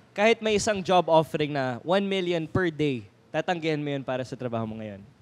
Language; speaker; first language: Filipino; non-native, local second language; Cebuano